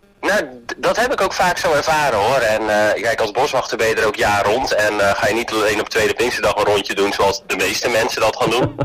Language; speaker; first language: Dutch; native; Dutch